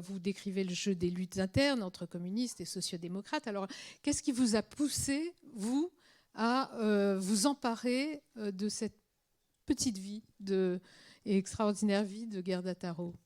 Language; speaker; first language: French; native; French